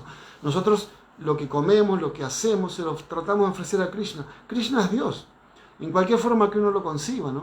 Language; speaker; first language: Spanish; native; Spanish